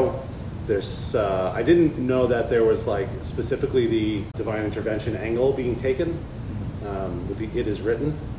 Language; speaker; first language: English; native; English